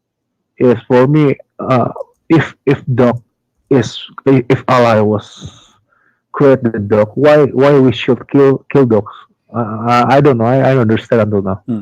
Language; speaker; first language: English; non-native, learner; Indonesian